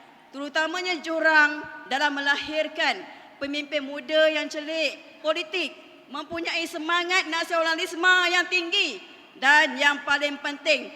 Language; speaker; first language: Malay; native; Malay